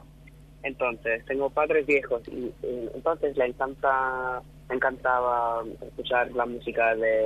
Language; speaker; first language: Spanish; non-native, fluent; English